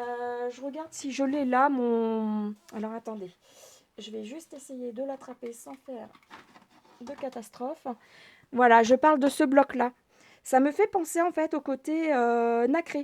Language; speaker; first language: French; native; French